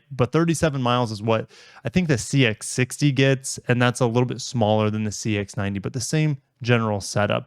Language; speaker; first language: English; native; English